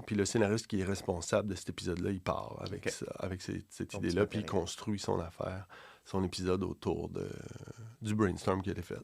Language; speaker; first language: French; native; French